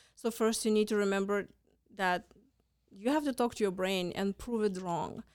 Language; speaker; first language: English; non-native, fluent; Lithuanian